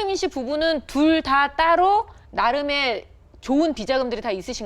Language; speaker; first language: Korean; native; Korean